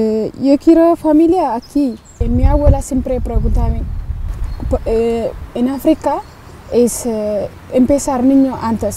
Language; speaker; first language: Spanish; non-native, learner; Tigrinya